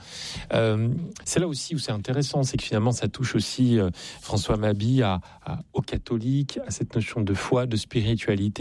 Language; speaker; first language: French; native; French